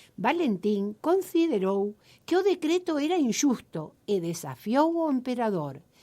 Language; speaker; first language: Galician; early bilingual, heritage; Galician